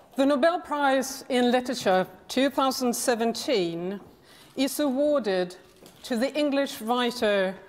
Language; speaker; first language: English; non-native, fluent; Swedish